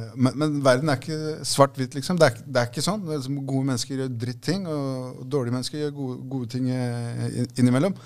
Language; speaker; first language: Norwegian; early bilingual, other home language; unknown